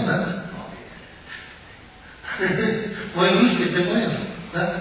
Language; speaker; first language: Russian; non-native, learner; Tibetan